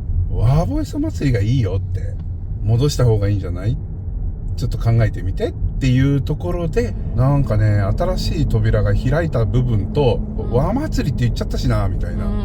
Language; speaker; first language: Japanese; native; Japanese